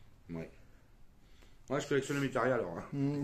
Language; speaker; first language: French; native; French